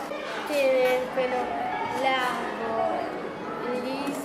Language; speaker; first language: Spanish; non-native, learner; Italian